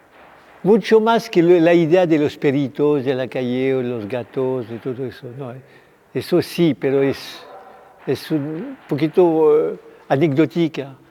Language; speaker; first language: Spanish; non-native, fluent; French